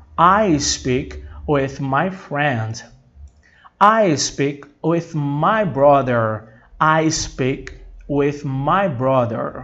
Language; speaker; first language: English; non-native, fluent; Portuguese